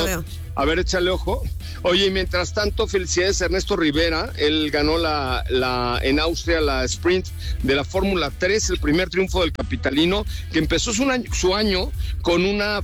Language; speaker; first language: Spanish; native; Spanish